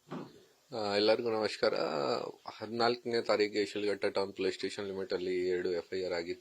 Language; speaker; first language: Kannada; non-native, fluent; Hindi